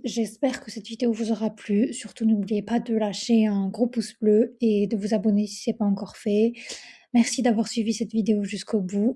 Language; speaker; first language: French; native; French